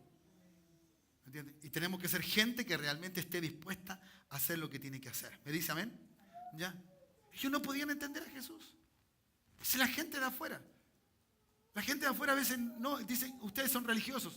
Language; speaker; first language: Spanish; native; Spanish